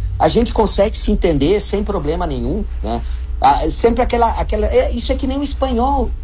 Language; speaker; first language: Portuguese; non-native, local second language; German